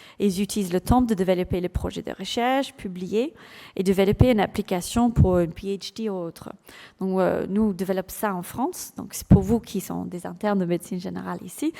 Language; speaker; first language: French; non-native, fluent; English